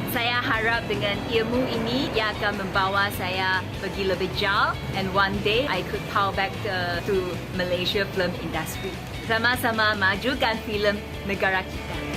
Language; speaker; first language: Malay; non-native, local second language; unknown